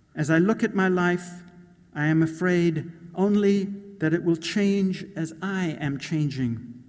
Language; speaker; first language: English; native; English